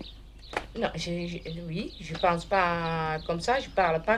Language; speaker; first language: French; non-native, fluent; German